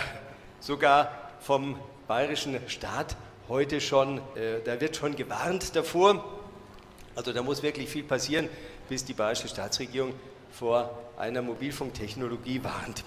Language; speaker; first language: German; native; German